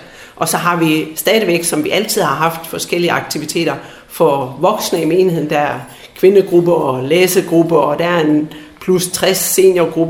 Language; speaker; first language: Danish; native; Danish